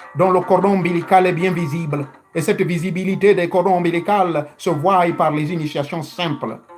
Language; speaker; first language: French; non-native, local second language; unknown